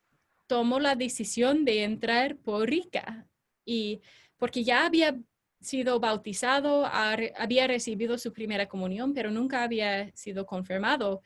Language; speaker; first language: Spanish; non-native, fluent; English